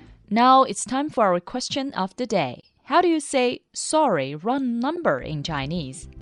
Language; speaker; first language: English; non-native, fluent; Chinese